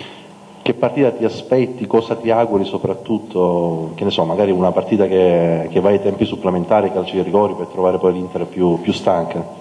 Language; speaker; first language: Italian; native; Italian